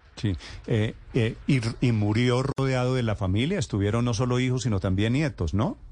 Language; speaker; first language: Spanish; native; Spanish